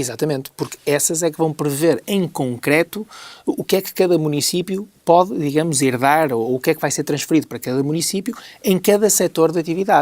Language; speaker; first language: Portuguese; native; Portuguese